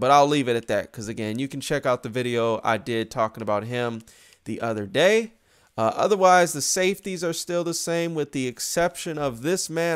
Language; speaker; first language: English; native; English